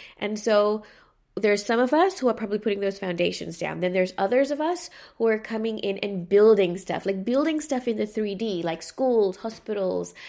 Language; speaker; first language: English; native; English